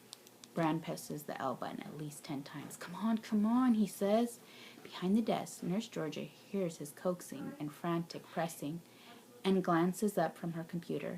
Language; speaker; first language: English; native; English